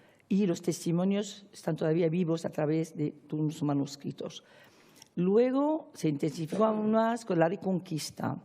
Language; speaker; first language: Spanish; non-native, fluent; Arabic